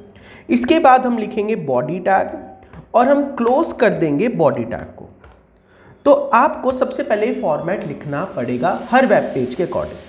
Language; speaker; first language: Hindi; native; Hindi